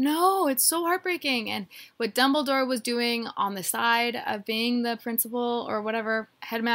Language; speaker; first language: English; native; English